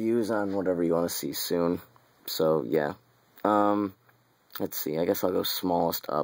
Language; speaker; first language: English; native; English